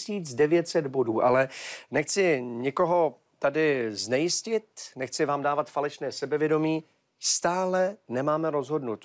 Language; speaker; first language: Czech; native; Czech